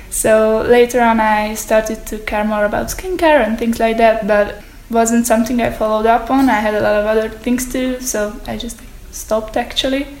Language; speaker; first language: English; non-native, fluent; Hungarian